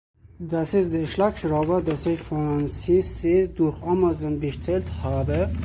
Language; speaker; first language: German; non-native, learner; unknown